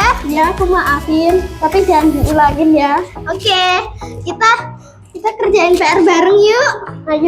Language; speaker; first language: Indonesian; native; Indonesian